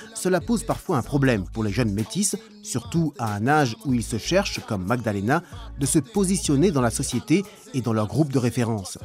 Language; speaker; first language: French; native; French